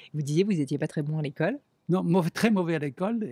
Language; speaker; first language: French; native; French